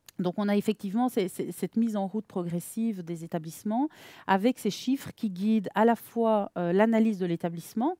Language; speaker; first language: French; native; French